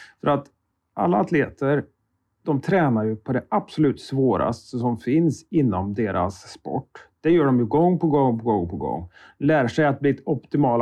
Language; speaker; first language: Swedish; native; Swedish